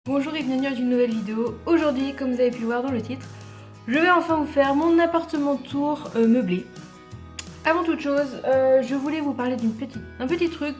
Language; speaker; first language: French; native; French